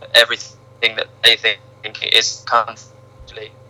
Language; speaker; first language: English; native; English